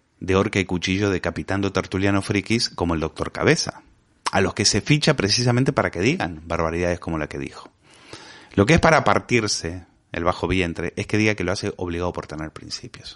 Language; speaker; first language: Spanish; native; Spanish